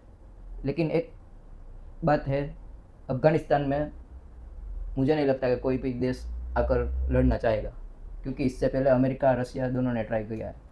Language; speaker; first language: Hindi; non-native, local second language; Gujarati